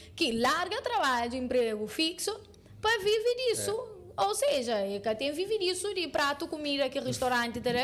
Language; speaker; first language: Portuguese; non-native, local second language; Kabuverdianu